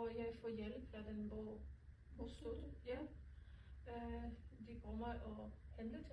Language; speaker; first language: Danish; non-native, learner; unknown